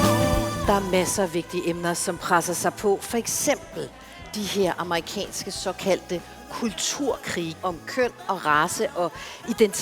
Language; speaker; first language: Danish; native; Danish